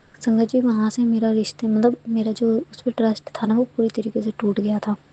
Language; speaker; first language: Hindi; native; Hindi